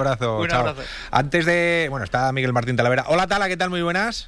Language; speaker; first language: Spanish; native; Spanish